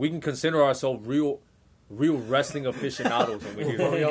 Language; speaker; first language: English; non-native, fluent; Indonesian